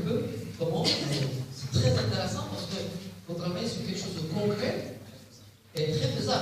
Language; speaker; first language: French; non-native, local second language; Arabic